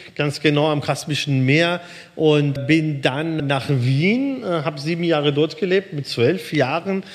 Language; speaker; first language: German; early bilingual, other home language; Persian